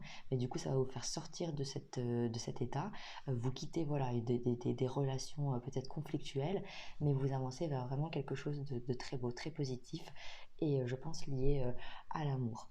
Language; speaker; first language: French; native; French